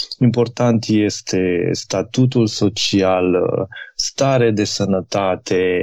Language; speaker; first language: Romanian; native; Romanian